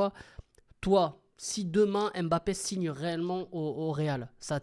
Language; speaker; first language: French; native; French